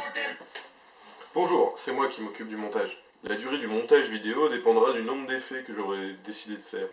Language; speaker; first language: French; native; French